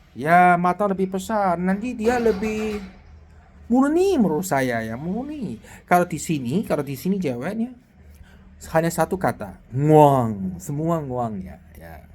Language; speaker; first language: Indonesian; non-native, learner; Chinese